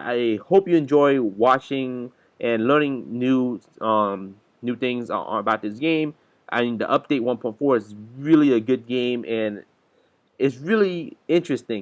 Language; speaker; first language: English; native; English